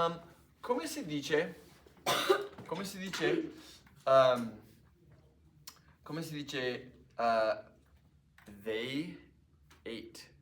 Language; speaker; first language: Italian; non-native, fluent; English